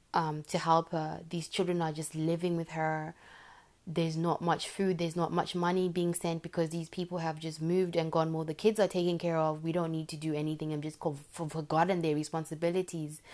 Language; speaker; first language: English; non-native, local second language; Shona